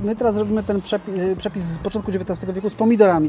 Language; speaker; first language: Polish; native; Polish